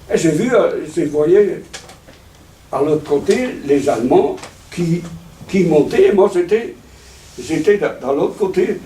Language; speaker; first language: French; non-native, fluent; Italian